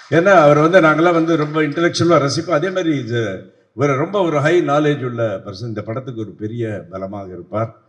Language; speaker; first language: Tamil; native; Tamil